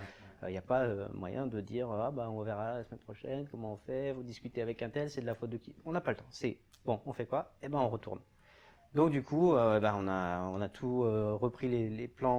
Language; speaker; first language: French; native; French